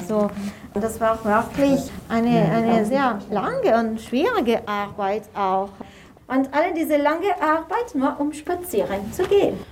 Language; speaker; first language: German; non-native, fluent; Italian